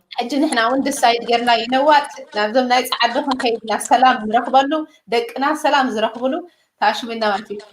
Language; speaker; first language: Tigrinya; native; Tigrinya